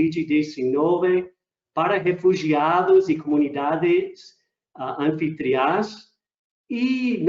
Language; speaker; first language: Portuguese; non-native, fluent; English